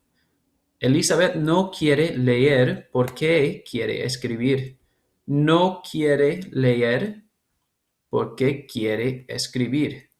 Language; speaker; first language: Spanish; non-native, fluent; English